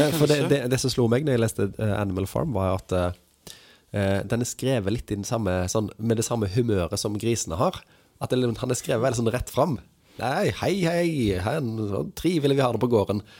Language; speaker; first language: Norwegian; native; Norwegian